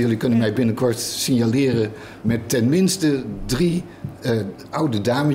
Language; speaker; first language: Dutch; native; Dutch